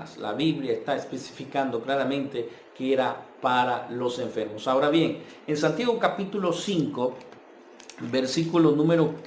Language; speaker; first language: Spanish; native; Spanish